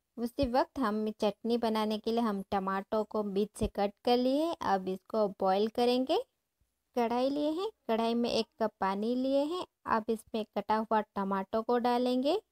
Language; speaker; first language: Hindi; non-native, local second language; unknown